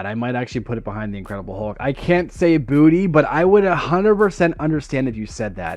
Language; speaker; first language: English; native; English